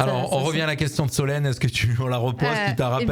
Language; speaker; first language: French; native; French